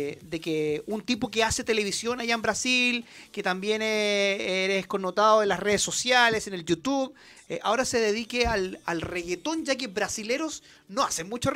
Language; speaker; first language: Spanish; native; Spanish